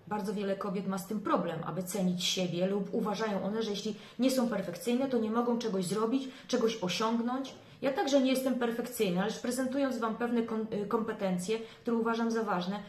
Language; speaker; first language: Polish; native; Polish